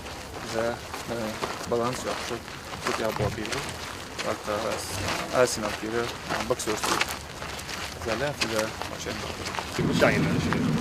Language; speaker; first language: Russian; non-native, local second language; Chechen